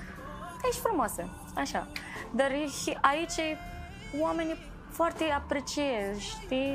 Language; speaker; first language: Romanian; non-native, learner; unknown